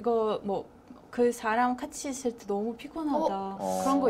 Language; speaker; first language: Korean; non-native, fluent; Russian